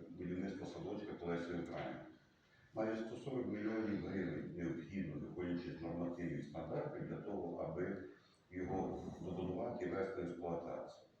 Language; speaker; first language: Ukrainian; native; Ukrainian